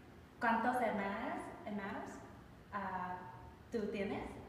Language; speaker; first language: Spanish; non-native, learner; Vietnamese